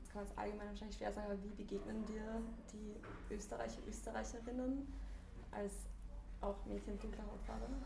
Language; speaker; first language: German; native; German